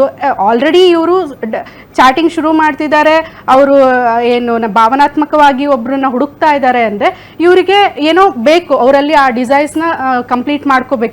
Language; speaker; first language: Kannada; native; Kannada